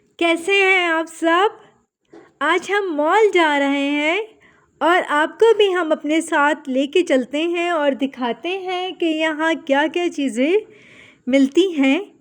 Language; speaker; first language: Urdu; native; Urdu